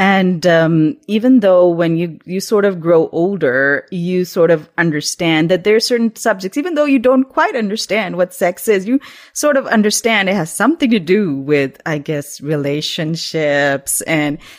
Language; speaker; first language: English; non-native, local second language; Urdu